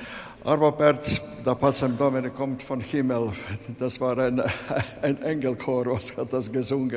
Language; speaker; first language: German; non-native, fluent; Latvian